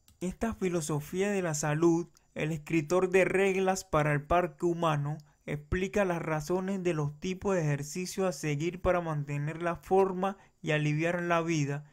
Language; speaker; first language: Spanish; native; Spanish